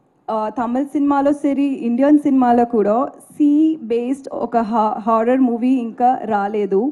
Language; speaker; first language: Telugu; non-native, learner; Tamil